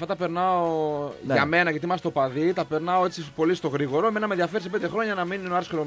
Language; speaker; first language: Greek; native; Greek